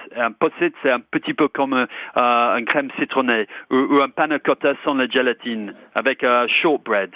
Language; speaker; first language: French; non-native, fluent; English